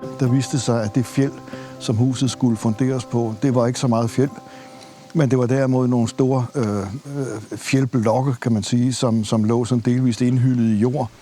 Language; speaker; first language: Danish; native; Danish